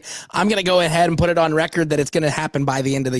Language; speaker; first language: English; native; English